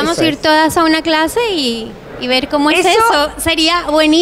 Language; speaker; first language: Spanish; native; Spanish